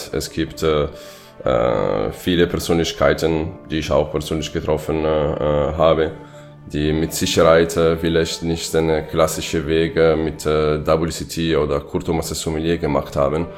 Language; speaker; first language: German; non-native, fluent; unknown